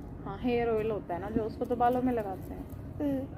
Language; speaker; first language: Hindi; native; Hindi